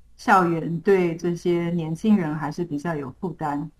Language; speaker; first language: Chinese; native; Chinese